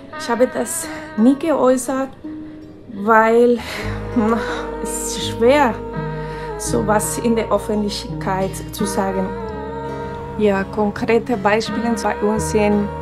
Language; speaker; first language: German; non-native, fluent; Spanish